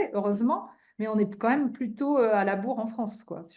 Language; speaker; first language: French; native; French